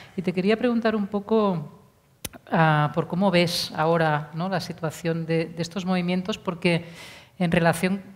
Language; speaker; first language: Spanish; non-native, local second language; Catalan